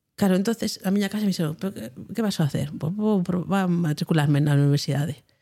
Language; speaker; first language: Galician; non-native, local second language; Spanish